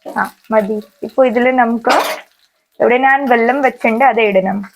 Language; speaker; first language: Malayalam; non-native, learner; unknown